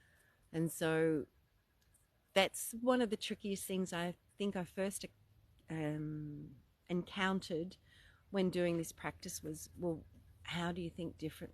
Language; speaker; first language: English; native; English